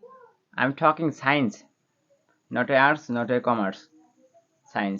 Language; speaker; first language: English; non-native, learner; Bangla